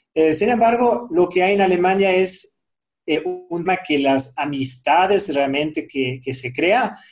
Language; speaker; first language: Spanish; non-native, fluent; German